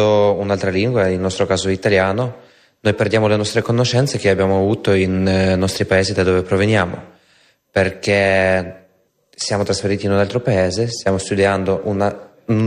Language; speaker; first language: Italian; non-native, fluent; Ukrainian